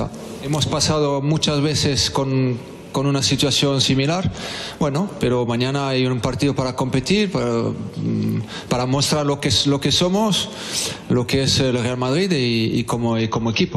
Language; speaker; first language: Spanish; non-native, fluent; French